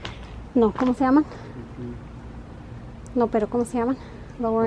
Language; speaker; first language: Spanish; early bilingual, heritage; Spanish